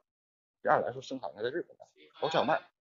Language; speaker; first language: Chinese; native; Chinese